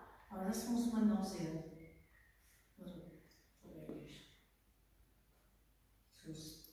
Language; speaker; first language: German; non-native, fluent; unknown